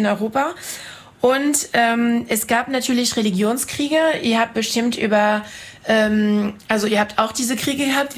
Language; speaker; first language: German; non-native, fluent; French